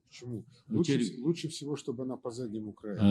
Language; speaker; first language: Russian; native; Russian